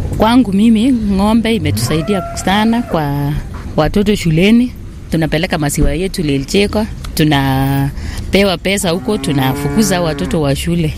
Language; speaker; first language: Swahili; non-native, local second language; Kalenjin